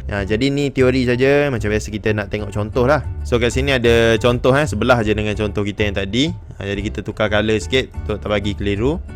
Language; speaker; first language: Malay; native; Malay